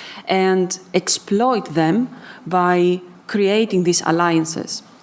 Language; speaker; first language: English; non-native, fluent; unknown